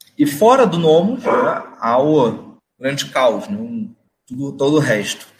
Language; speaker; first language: Portuguese; native; Portuguese